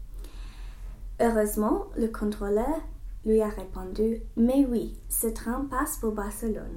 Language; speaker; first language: French; non-native, learner; English